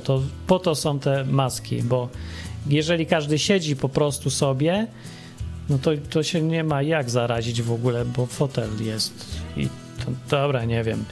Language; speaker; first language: Polish; native; Polish